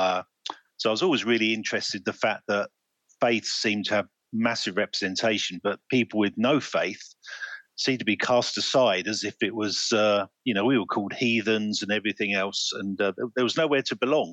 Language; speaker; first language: English; native; English